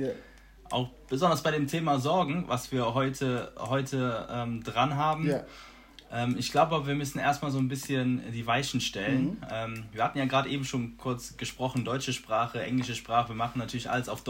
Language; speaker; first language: German; native; German